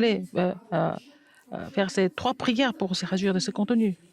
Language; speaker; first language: French; non-native, fluent; Korean